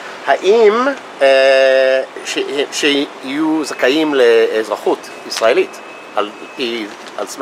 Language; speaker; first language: Hebrew; non-native, fluent; English